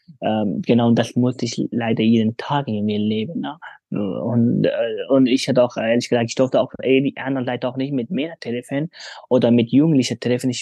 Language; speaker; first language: German; non-native, fluent; Pashto